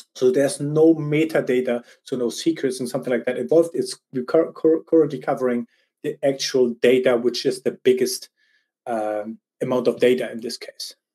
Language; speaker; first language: English; non-native, fluent; German